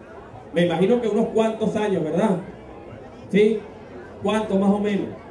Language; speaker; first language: Spanish; native; Spanish